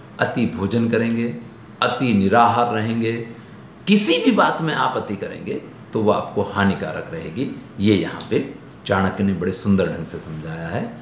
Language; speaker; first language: Hindi; native; Hindi